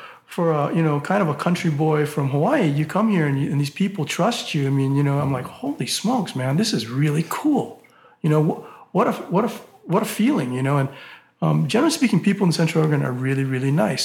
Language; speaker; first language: English; native; English